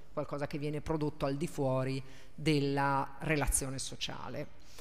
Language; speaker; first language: Italian; native; Italian